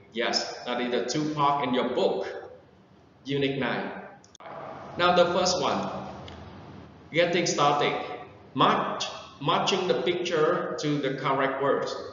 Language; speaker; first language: English; non-native, fluent; Vietnamese